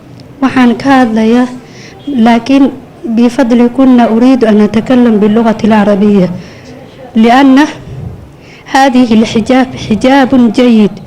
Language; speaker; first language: Arabic; non-native, learner; Somali